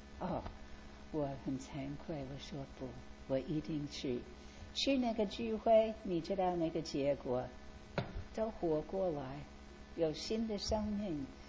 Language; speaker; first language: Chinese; non-native, fluent; English